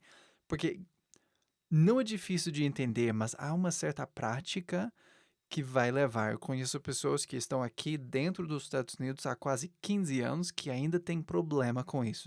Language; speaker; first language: Portuguese; non-native, fluent; English